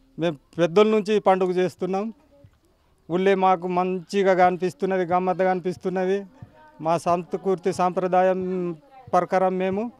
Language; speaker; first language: Telugu; non-native, local second language; Gondi